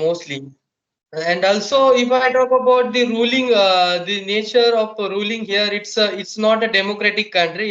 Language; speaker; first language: English; non-native, local second language; Marathi